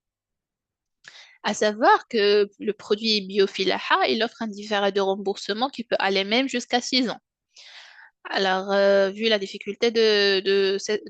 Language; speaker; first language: French; non-native, local second language; Arabic